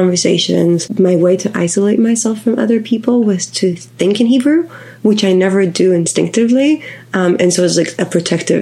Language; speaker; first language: English; non-native, fluent; Hebrew